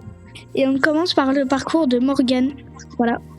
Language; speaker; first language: French; native; French